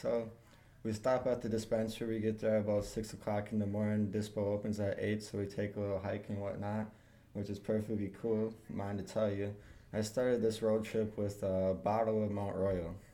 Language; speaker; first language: English; native; English